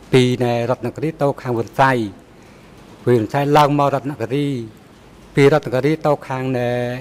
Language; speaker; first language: Khmer; non-native, local second language; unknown